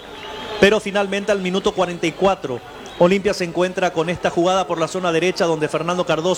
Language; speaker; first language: Spanish; native; Spanish